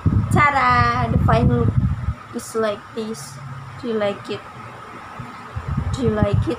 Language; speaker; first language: English; non-native, learner; Indonesian